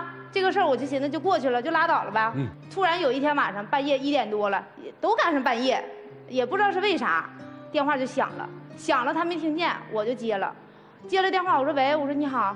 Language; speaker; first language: Chinese; native; Chinese